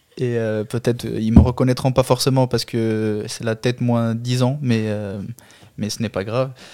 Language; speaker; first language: French; non-native, fluent; Albanian